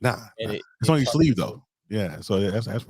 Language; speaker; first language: English; native; English